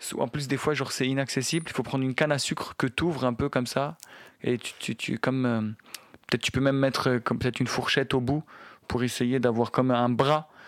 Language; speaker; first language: French; non-native, local second language; Arabic